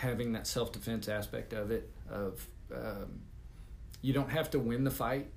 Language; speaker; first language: English; native; English